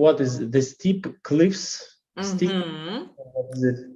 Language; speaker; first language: English; non-native, learner; Russian